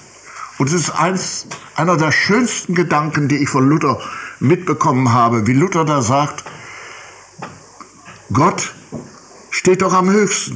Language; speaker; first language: German; native; German